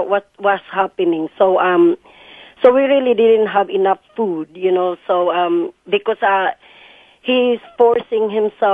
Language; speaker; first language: English; non-native, local second language; Cebuano